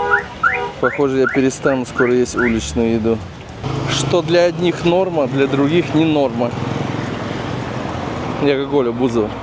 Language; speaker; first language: Russian; native; Russian